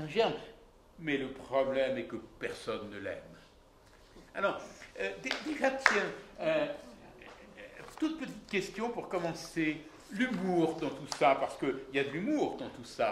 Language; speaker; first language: French; native; French